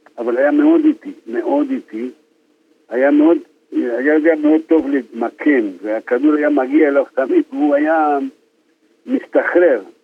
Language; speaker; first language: Hebrew; non-native, fluent; Spanish